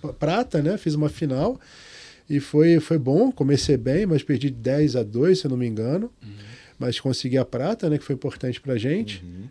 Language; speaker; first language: Portuguese; non-native, fluent; Arabic